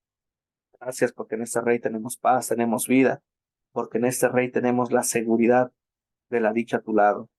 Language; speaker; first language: Spanish; native; Spanish